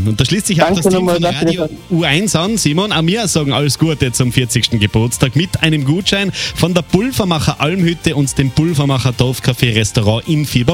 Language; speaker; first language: German; native; German